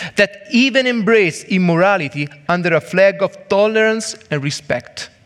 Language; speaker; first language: English; non-native, learner; Italian